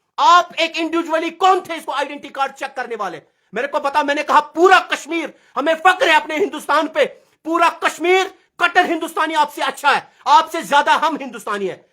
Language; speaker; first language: Urdu; non-native, local second language; Kashmiri